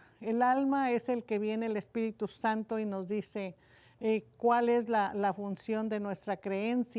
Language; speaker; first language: Spanish; native; Spanish